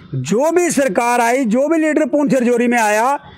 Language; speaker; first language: Hindi; native; Hindi